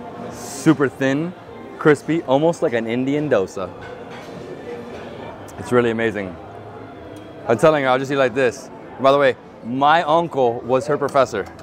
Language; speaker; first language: English; early bilingual, other home language; Italian